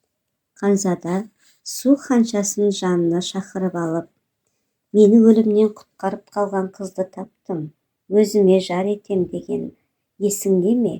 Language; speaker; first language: Kazakh; native; Kazakh